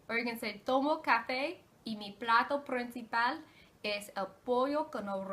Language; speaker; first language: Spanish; non-native, learner; English